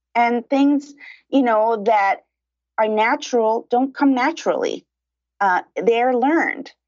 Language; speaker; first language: English; early bilingual, other home language; Spanish